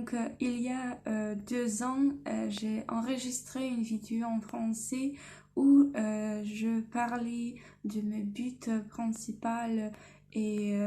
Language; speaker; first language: French; non-native, learner; Russian